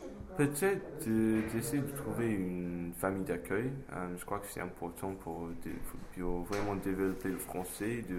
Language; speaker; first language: French; non-native, fluent; English